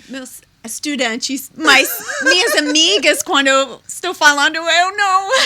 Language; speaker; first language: Portuguese; non-native, learner; English